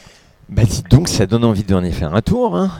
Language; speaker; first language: French; native; French